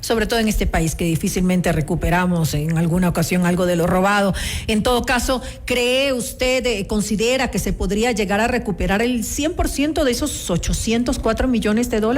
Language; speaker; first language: Spanish; native; Spanish